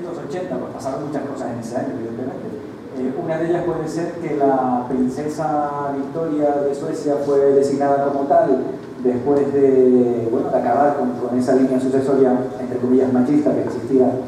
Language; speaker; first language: Spanish; native; Spanish